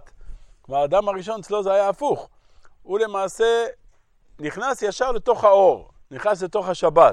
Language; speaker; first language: Hebrew; native; Hebrew